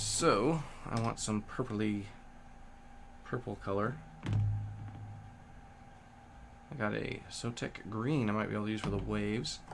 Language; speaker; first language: English; native; English